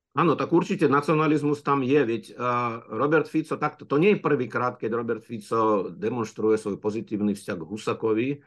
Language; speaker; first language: Slovak; non-native, fluent; Russian